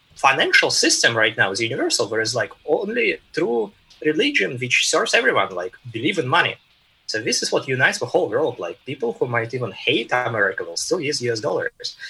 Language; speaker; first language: English; non-native, fluent; Russian